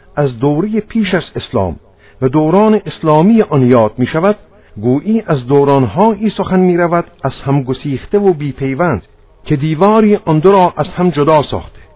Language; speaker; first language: Persian; non-native, local second language; Armenian